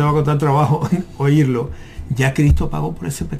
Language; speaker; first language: Spanish; native; Spanish